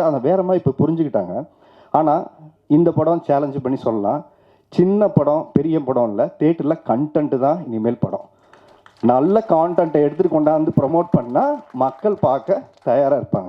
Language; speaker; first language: Tamil; native; Tamil